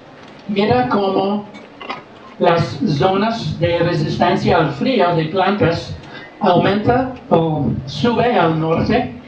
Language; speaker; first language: Spanish; non-native, learner; English